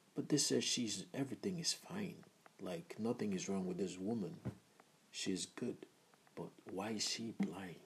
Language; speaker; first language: English; non-native, local second language; Igbo